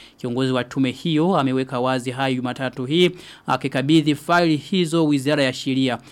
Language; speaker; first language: Swahili; non-native, local second language; Rundi